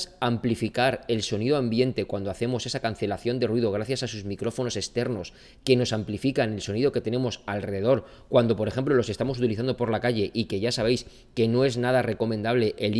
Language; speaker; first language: Spanish; native; Spanish